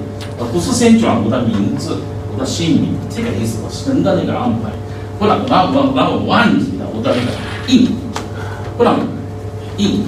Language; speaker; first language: Chinese; non-native, learner; Japanese